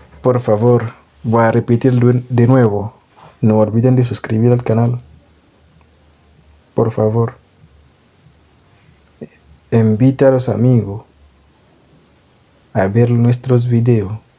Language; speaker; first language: Spanish; non-native, fluent; Haitian Creole